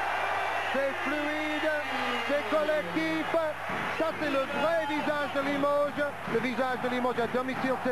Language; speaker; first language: French; native; French